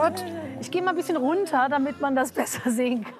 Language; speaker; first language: German; native; German